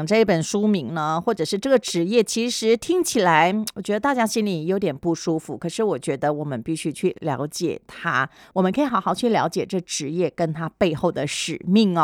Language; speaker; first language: Chinese; native; Chinese